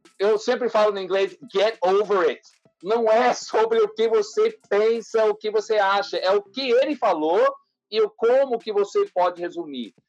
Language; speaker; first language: Portuguese; non-native, fluent; English